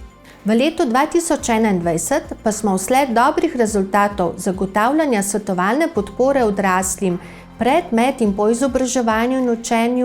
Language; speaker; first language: Slovenian; native; Slovenian